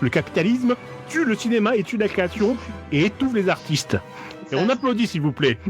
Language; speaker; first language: French; native; French